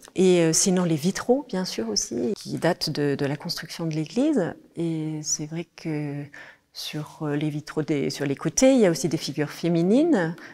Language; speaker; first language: French; non-native, fluent; Danish